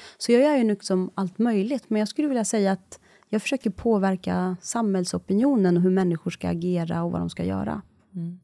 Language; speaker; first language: Swedish; early bilingual, other home language; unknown